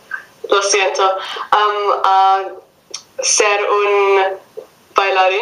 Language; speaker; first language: Spanish; non-native, learner; English